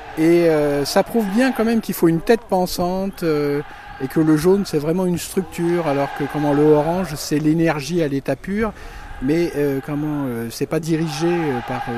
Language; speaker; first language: French; native; French